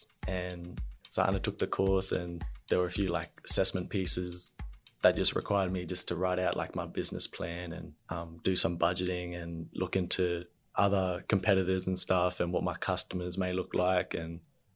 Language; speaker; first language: English; native; English